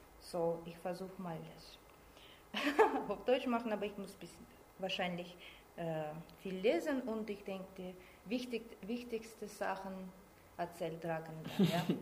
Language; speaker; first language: German; non-native, learner; Russian